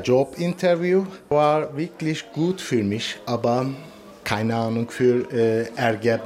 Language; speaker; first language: German; non-native, learner; Turkish